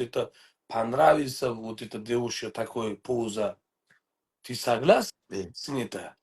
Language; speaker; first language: Russian; non-native, learner; Uzbek